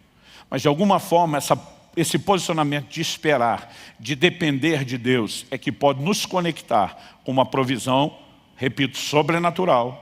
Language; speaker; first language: Portuguese; native; Portuguese